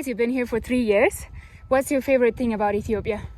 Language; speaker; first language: English; non-native, local second language; Amharic